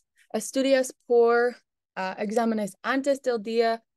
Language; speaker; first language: Spanish; non-native, learner; English